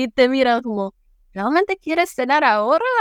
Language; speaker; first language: Spanish; non-native, fluent; Czech